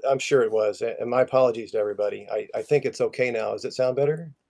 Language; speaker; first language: English; native; English